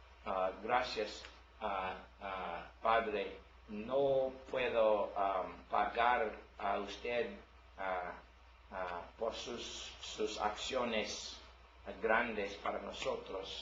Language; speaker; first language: Spanish; non-native, learner; English